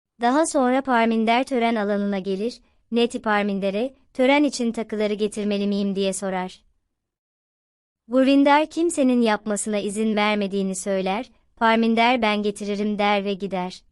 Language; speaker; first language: Turkish; native; Turkish